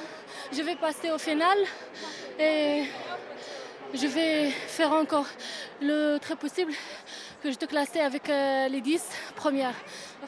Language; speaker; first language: French; non-native, learner; Arabic